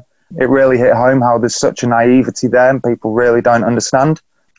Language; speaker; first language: English; native; English